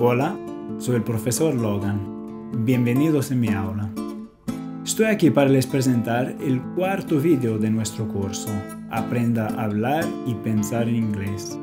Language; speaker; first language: Spanish; non-native, fluent; Portuguese